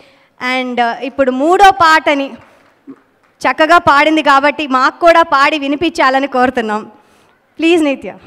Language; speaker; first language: Telugu; native; Telugu